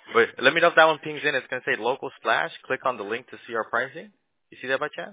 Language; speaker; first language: English; early bilingual, other home language; Spanish